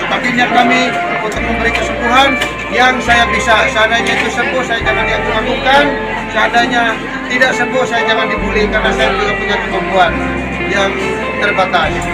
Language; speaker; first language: Indonesian; non-native, local second language; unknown